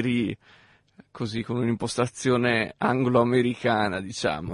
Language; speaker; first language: Italian; native; Italian